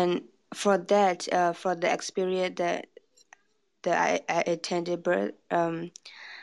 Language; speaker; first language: English; non-native, fluent; Burmese